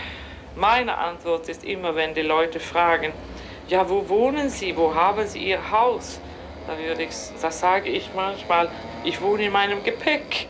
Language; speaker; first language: German; non-native, fluent; Swedish